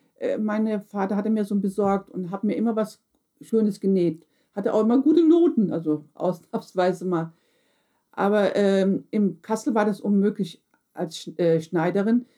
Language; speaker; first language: German; early bilingual, other home language; Turkish